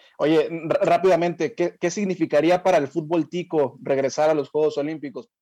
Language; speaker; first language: Spanish; native; Spanish